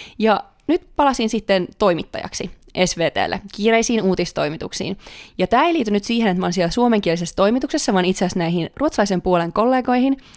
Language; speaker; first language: Finnish; native; Finnish